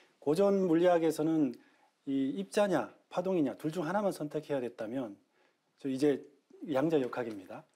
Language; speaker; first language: Korean; native; Korean